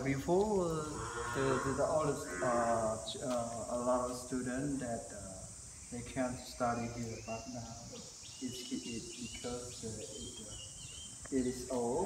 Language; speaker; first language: English; non-native, learner; Khmer